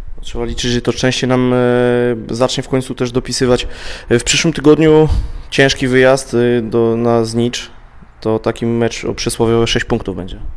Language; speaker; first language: Polish; native; Polish